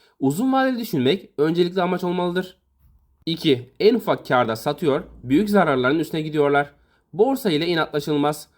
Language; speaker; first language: Turkish; native; Turkish